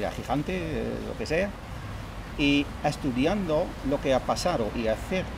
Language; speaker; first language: Spanish; non-native, fluent; Dutch